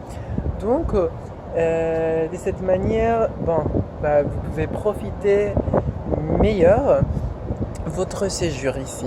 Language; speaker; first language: French; non-native, fluent; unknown